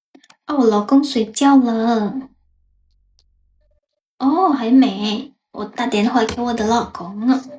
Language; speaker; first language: Chinese; non-native, learner; Indonesian